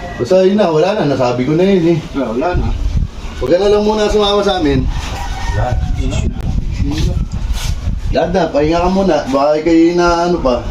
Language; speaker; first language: Filipino; native; Filipino